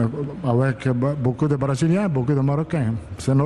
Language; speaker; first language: French; non-native, learner; Italian